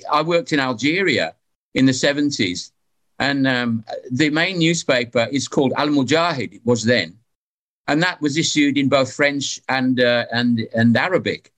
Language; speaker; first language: English; native; English